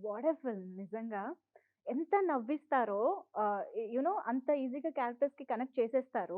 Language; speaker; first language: Telugu; native; Telugu